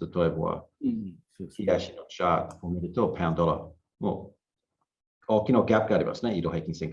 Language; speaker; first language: Japanese; non-native, learner; English